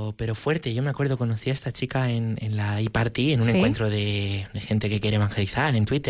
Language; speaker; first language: Spanish; native; Spanish